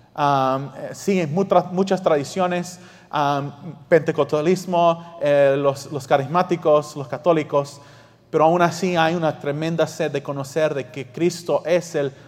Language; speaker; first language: Spanish; early bilingual, heritage; English